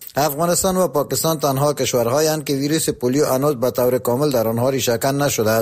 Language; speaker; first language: Persian; native; Persian